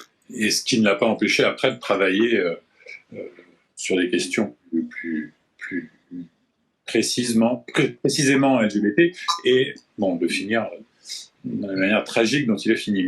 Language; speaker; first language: French; native; French